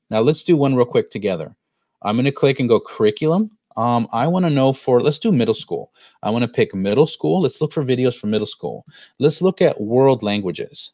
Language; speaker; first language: English; early bilingual, other home language; Spanish